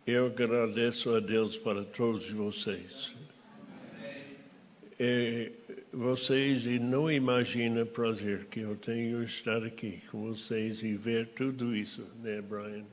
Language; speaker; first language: Portuguese; non-native, fluent; English